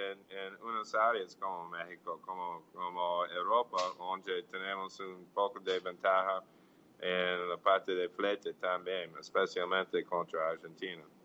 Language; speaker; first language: Portuguese; non-native, fluent; English